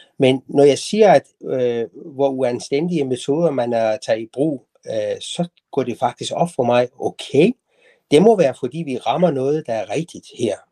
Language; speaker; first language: Danish; non-native, fluent; Persian